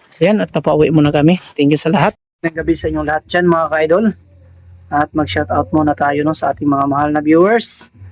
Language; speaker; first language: Filipino; non-native, local second language; Cebuano